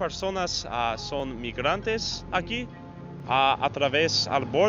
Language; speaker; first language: Spanish; non-native, learner; English